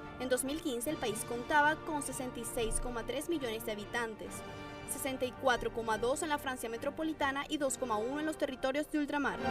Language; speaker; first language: Spanish; native; Spanish